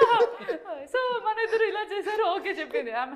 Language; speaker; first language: Telugu; non-native, learner; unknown